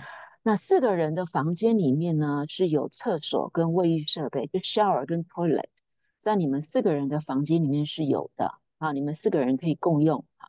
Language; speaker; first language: Chinese; native; Chinese